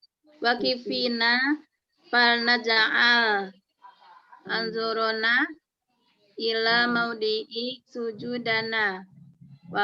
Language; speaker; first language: Arabic; non-native, learner; Indonesian